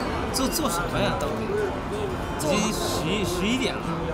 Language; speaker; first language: Chinese; non-native, fluent; Japanese